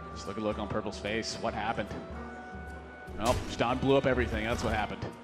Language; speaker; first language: English; native; English